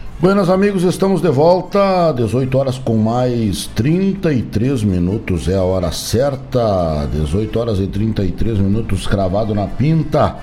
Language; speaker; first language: Portuguese; native; Portuguese